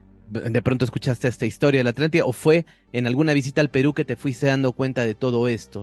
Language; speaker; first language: Spanish; native; Spanish